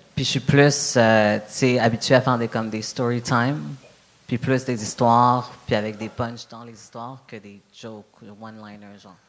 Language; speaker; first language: French; native; French